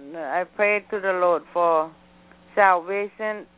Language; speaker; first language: English; non-native, learner; Thai